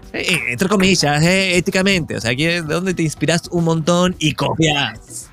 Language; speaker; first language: Spanish; native; Spanish